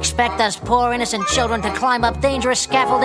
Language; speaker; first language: English; native; English